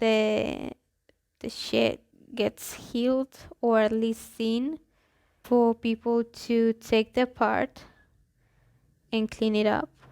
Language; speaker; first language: English; non-native, fluent; Spanish